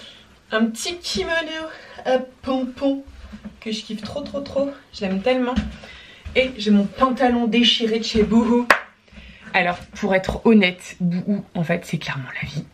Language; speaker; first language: French; native; French